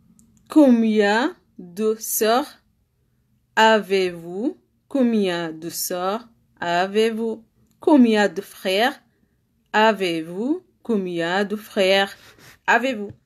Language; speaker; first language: French; non-native, learner; Arabic